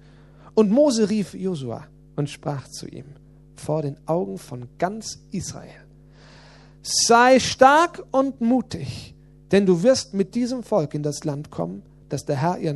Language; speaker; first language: German; native; German